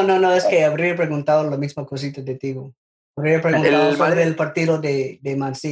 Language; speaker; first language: Spanish; non-native, learner; English